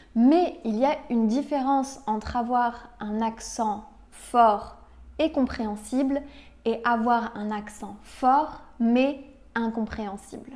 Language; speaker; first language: French; native; French